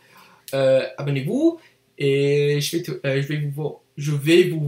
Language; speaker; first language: French; non-native, learner; English